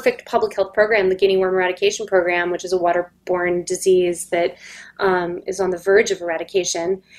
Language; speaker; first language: English; native; English